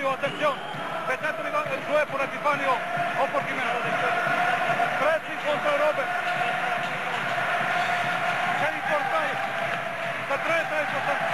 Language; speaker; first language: French; non-native, learner; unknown